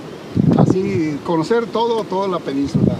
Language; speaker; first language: Spanish; native; Spanish